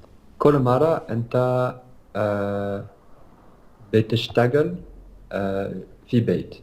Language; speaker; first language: Arabic; non-native, learner; English